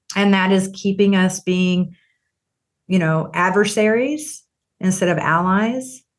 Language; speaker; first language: English; native; English